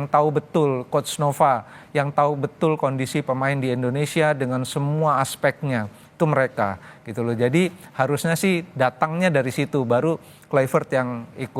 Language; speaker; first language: Indonesian; native; Indonesian